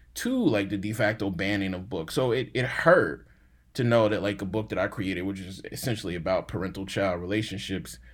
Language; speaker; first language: English; native; English